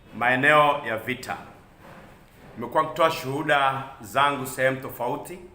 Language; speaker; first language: Swahili; non-native, local second language; Kikuyu